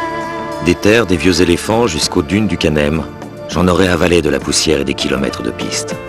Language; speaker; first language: French; native; French